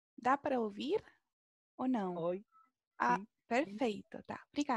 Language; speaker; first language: Portuguese; non-native, fluent; Spanish